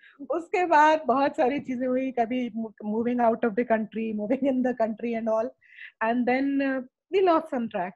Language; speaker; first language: Hindi; early bilingual, heritage; Hindi